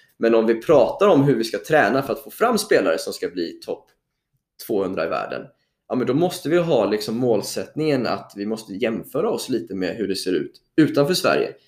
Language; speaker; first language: Swedish; native; Swedish